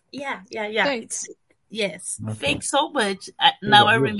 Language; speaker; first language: English; non-native, learner; Portuguese